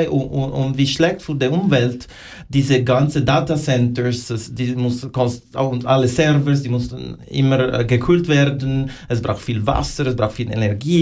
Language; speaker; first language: German; non-native, learner; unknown